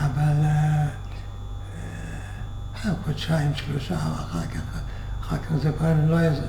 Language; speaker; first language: Hebrew; non-native, fluent; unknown